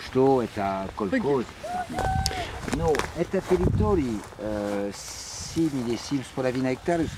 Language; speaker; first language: Russian; non-native, learner; French